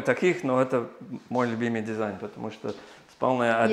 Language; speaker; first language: Russian; non-native, learner; English